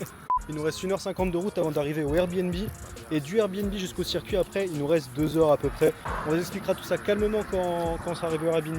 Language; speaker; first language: French; native; French